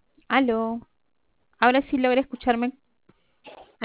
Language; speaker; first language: Spanish; native; Spanish